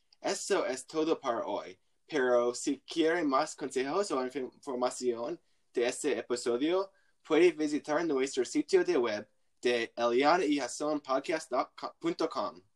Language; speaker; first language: Spanish; non-native, learner; English